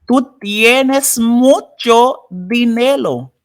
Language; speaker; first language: Spanish; non-native, fluent; Haitian Creole